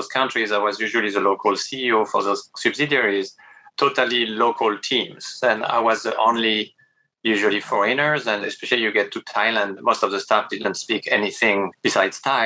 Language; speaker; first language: English; non-native, fluent; French